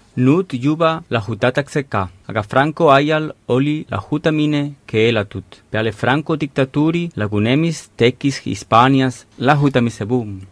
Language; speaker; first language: Estonian; non-native, fluent; Spanish